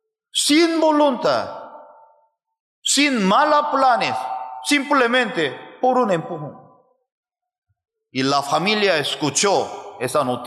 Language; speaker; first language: Spanish; non-native, fluent; Korean